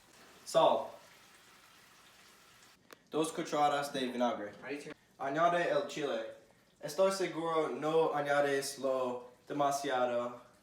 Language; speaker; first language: Spanish; non-native, learner; English